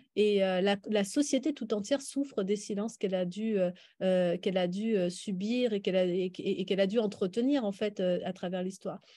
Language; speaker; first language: French; native; French